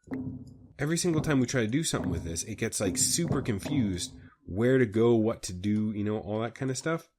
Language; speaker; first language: English; native; English